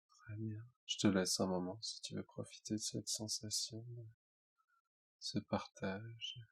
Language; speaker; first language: French; native; French